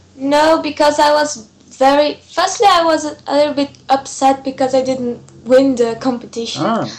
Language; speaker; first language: English; non-native, fluent; Portuguese